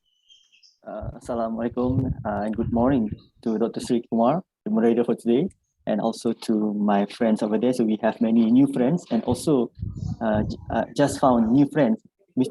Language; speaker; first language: English; non-native, fluent; Malay